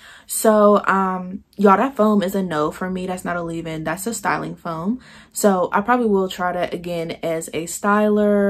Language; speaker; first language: English; native; English